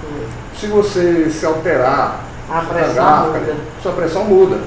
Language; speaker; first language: Portuguese; native; Portuguese